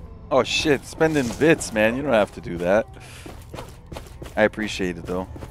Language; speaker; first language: English; early bilingual, other home language; Russian